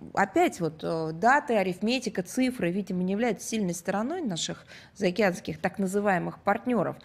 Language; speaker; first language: Russian; native; Russian